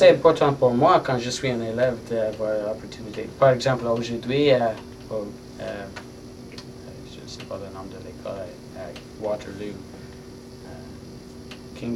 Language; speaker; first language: French; non-native, learner; English